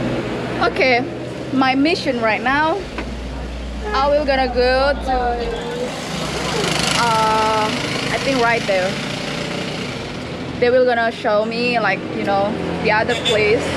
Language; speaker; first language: English; non-native, learner; Indonesian